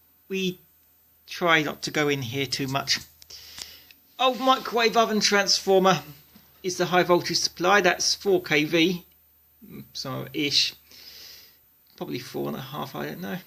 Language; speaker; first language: English; native; English